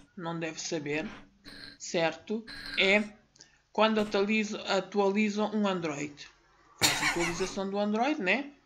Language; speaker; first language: Portuguese; native; Portuguese